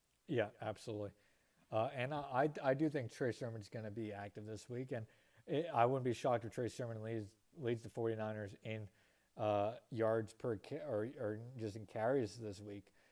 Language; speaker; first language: English; native; English